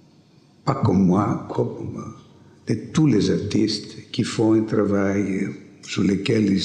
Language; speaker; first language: French; non-native, fluent; Greek